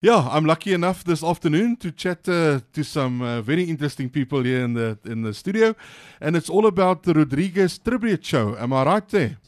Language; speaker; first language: English; non-native, local second language; Afrikaans